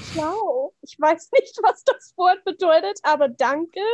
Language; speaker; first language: German; non-native, learner; English